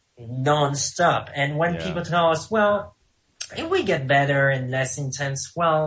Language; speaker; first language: English; non-native, fluent; French